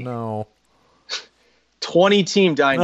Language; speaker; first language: English; native; English